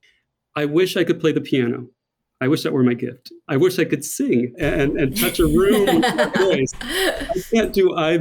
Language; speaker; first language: English; native; English